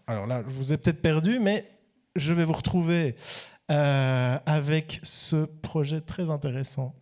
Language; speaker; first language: French; native; French